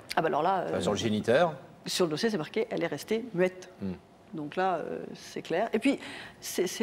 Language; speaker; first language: French; native; French